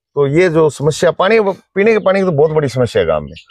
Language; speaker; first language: Hindi; native; Hindi